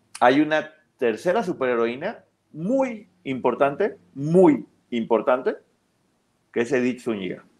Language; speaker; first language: Spanish; native; Spanish